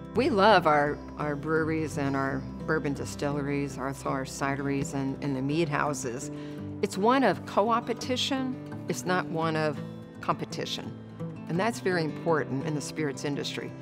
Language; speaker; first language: English; native; English